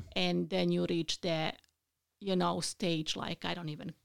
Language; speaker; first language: English; non-native, fluent; Bosnian